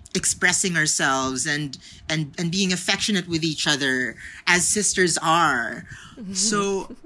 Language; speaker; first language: English; non-native, local second language; Filipino